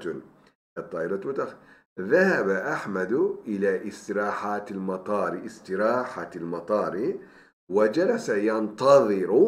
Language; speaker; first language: Arabic; non-native, fluent; Turkish